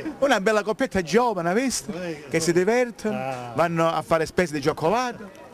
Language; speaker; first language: Italian; native; Italian